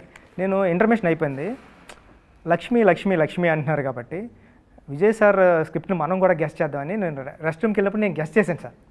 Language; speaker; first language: Telugu; native; Telugu